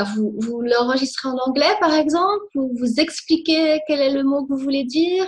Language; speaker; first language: French; native; French